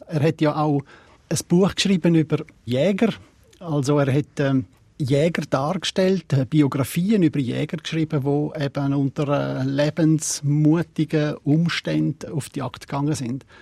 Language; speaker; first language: German; native; German